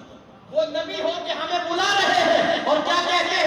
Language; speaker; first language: Urdu; native; Urdu